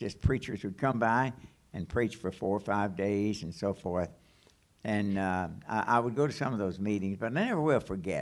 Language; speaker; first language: English; native; English